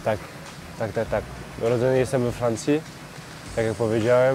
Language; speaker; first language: Polish; early bilingual, heritage; French